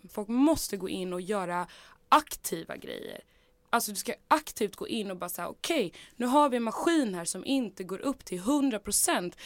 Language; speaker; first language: Swedish; native; Swedish